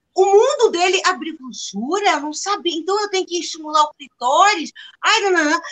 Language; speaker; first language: Portuguese; non-native, fluent; English